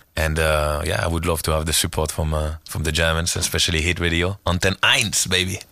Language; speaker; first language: English; non-native, fluent; French